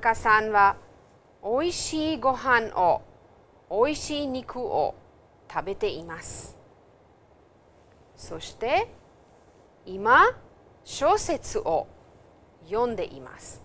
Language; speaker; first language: Japanese; non-native, fluent; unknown